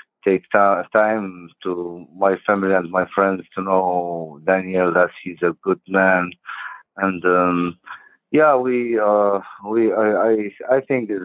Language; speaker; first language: English; non-native, learner; Arabic